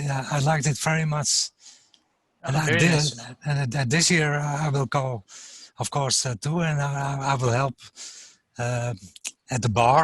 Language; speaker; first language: English; non-native, fluent; German